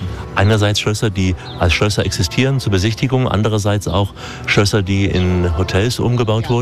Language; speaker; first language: German; native; German